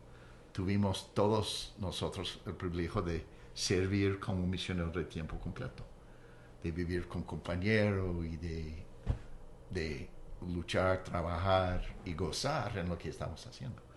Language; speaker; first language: Spanish; non-native, fluent; English